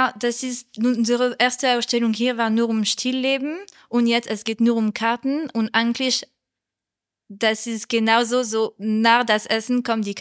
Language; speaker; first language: German; non-native, learner; French